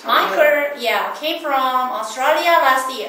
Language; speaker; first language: English; non-native, fluent; Korean